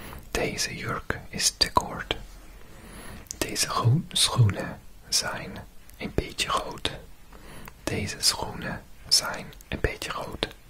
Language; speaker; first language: Dutch; non-native, learner; English